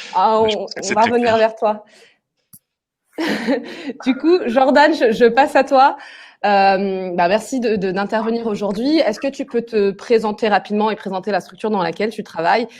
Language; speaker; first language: French; native; French